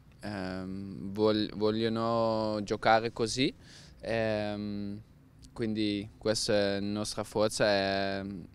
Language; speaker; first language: Italian; non-native, learner; Dutch